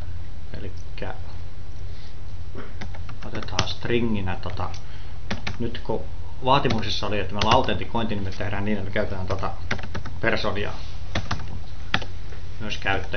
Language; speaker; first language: Finnish; native; Finnish